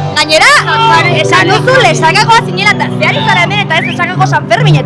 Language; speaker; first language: Basque; native; Basque